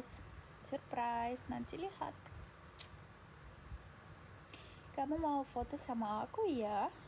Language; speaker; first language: Indonesian; non-native, learner; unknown